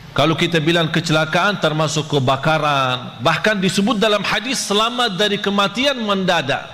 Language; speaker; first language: Malay; non-native, fluent; Arabic